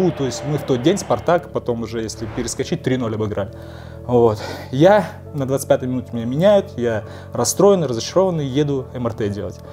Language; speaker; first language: Russian; native; Russian